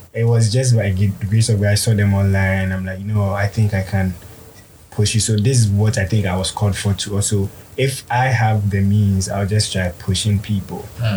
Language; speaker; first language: English; non-native, local second language; Akan